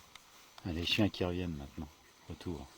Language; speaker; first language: French; native; French